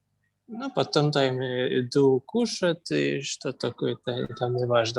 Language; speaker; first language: Russian; non-native, learner; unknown